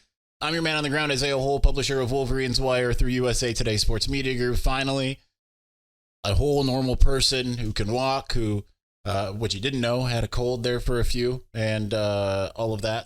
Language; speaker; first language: English; native; English